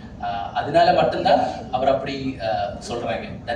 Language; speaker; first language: Tamil; non-native, fluent; Malayalam